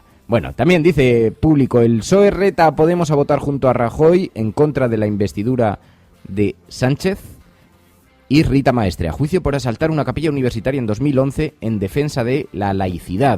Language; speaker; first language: Spanish; native; Spanish